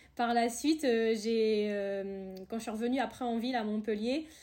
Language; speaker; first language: French; native; French